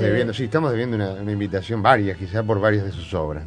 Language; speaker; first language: Spanish; native; Spanish